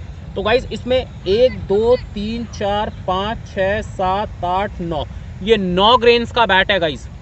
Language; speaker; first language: Hindi; native; Hindi